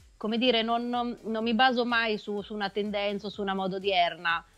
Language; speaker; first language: Italian; native; Italian